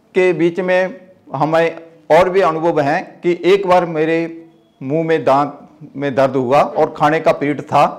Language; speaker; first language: Hindi; native; Hindi